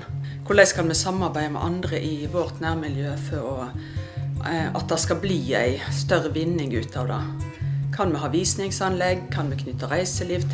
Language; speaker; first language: Norwegian; native; Norwegian